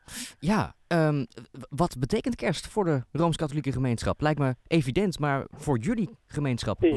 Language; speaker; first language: Dutch; native; Dutch